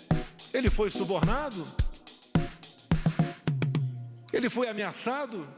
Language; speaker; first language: Portuguese; native; Portuguese